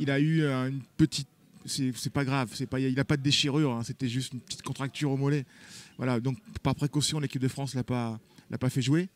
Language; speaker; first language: French; native; French